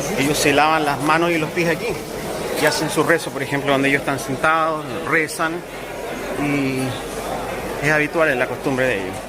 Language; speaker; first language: Spanish; native; Spanish